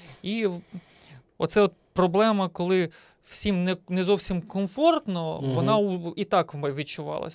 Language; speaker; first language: Ukrainian; native; Ukrainian